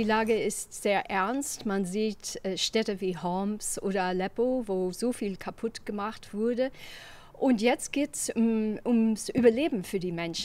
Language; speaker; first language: German; non-native, fluent; English